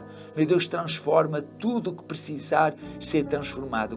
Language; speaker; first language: Portuguese; native; Portuguese